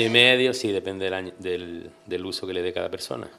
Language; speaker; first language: Spanish; native; Spanish